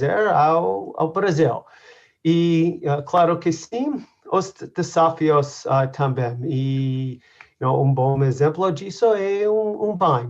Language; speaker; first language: Portuguese; non-native, learner; English